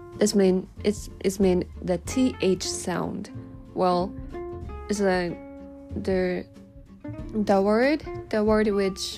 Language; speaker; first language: English; non-native, learner; Japanese